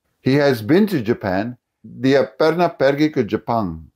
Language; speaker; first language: Indonesian; non-native, fluent; English